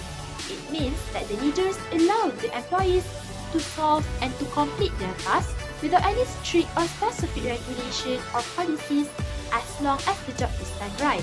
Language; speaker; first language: English; non-native, local second language; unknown